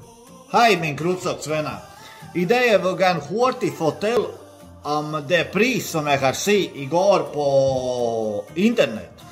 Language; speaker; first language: Danish; non-native, learner; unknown